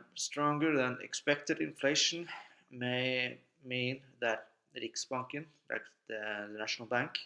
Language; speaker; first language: English; non-native, fluent; Norwegian